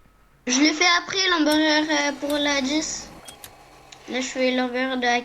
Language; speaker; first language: French; native; French